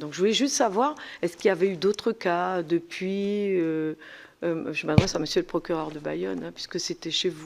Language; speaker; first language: French; native; French